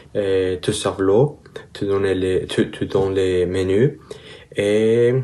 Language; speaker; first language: French; non-native, learner; Spanish